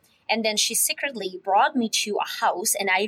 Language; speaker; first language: English; non-native, fluent; Russian